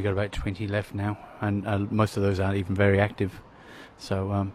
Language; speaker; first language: English; native; English